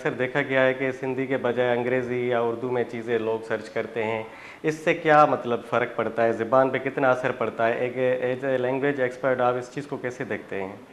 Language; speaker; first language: Urdu; non-native, local second language; Sindhi